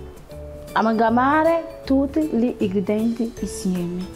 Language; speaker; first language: Italian; non-native, learner; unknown